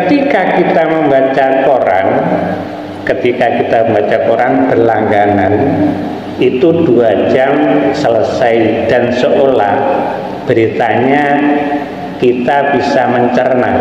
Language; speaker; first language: Indonesian; non-native, local second language; Javanese